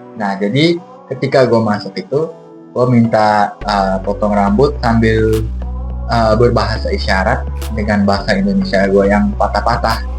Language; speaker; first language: Indonesian; non-native, fluent; English